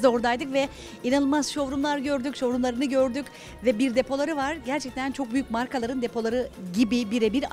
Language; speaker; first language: Turkish; native; Turkish